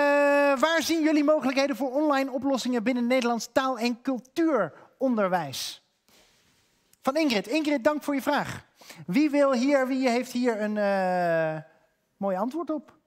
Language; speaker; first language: Dutch; native; Dutch